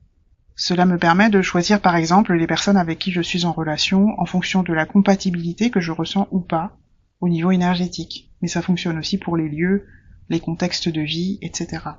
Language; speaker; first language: French; native; French